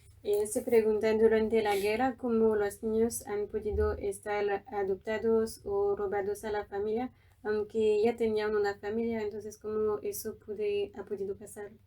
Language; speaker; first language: Spanish; non-native, fluent; French